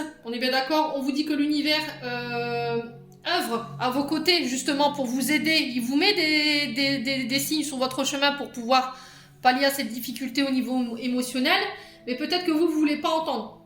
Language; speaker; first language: French; native; French